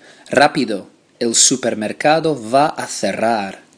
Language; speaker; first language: Spanish; non-native, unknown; English